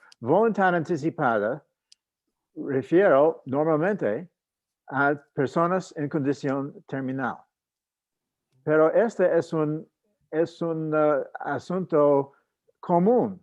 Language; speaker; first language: Spanish; non-native, fluent; English